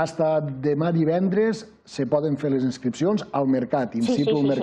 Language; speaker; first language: Catalan; native; Catalan